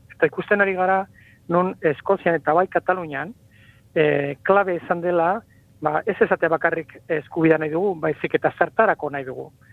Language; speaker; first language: Basque; non-native, local second language; Spanish